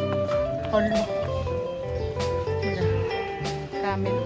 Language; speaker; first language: Spanish; non-native, fluent; Filipino